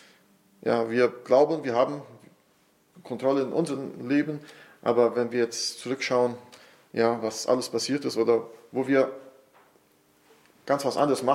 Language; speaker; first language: German; non-native, fluent; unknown